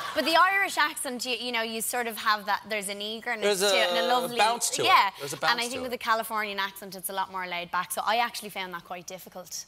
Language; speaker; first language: English; native; English